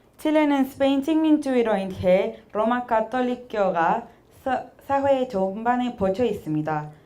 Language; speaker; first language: Korean; non-native, fluent; Spanish